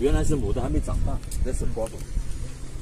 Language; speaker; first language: Chinese; native; Chinese